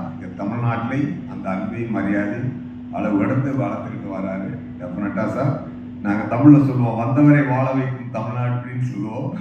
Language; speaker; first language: Tamil; native; Tamil